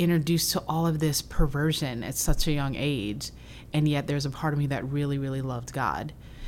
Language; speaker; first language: English; native; English